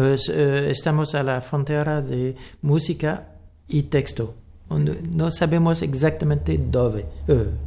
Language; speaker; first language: Spanish; non-native, learner; French